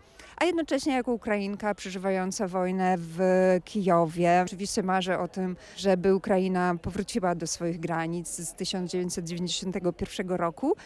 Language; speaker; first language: Polish; non-native, fluent; Ukrainian